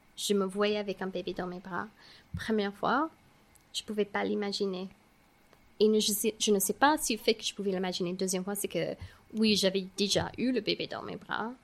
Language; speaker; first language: French; non-native, fluent; English